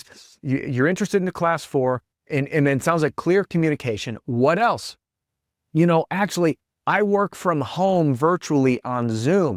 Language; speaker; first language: English; native; English